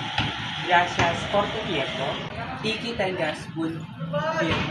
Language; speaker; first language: Spanish; non-native, learner; Filipino